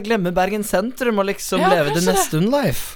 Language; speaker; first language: Norwegian; native; Norwegian